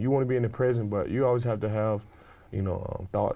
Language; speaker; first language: English; native; English